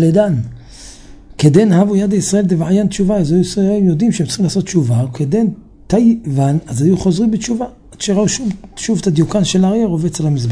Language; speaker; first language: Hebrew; native; Hebrew